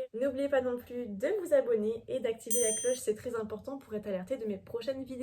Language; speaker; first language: French; native; French